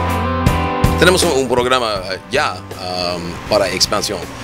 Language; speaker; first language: Spanish; non-native, learner; English